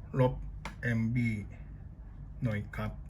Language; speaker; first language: Thai; non-native, learner; Japanese